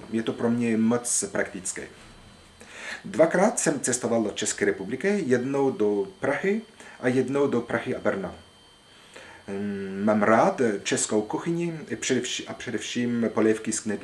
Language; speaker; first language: Czech; non-native, learner; French